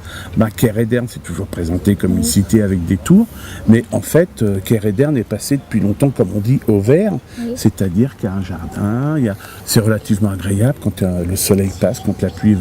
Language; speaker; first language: French; native; French